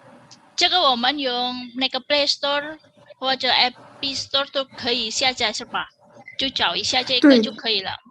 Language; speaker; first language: Chinese; non-native, fluent; Indonesian